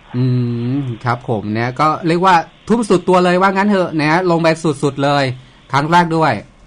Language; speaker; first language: Thai; native; Thai